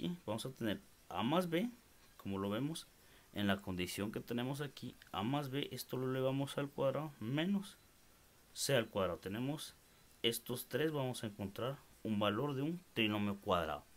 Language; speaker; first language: Spanish; native; Spanish